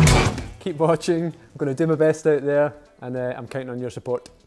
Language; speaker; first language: English; native; English